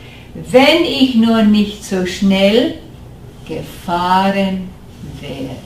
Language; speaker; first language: German; non-native, fluent; English